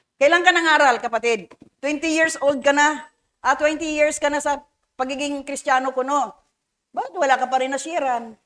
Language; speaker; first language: Filipino; native; Filipino